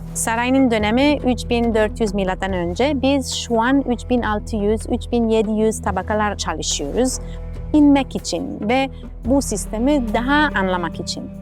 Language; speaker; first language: Turkish; non-native, learner; Italian